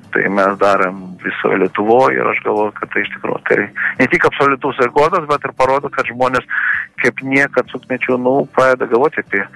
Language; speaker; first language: Lithuanian; early bilingual, heritage; Kazakh